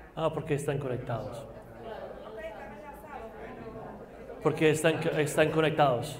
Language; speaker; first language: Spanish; non-native, fluent; English